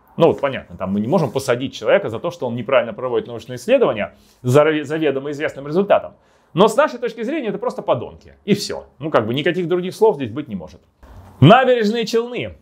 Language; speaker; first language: Russian; native; Russian